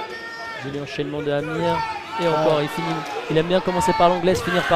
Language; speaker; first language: French; native; French